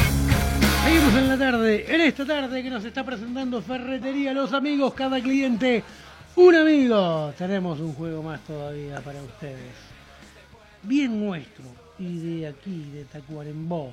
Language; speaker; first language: Spanish; native; Spanish